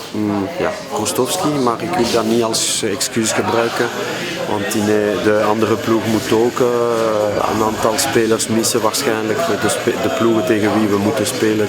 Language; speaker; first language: Dutch; non-native, local second language; French